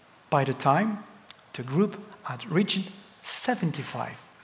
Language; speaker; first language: English; non-native, fluent; French